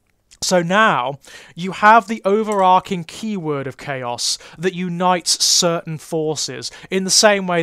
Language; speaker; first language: English; native; English